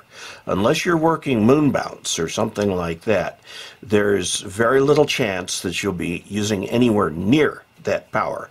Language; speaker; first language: English; native; English